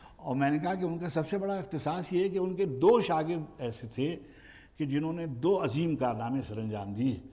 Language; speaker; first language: Urdu; native; Urdu